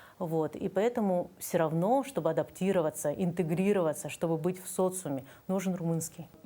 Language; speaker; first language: Russian; native; Russian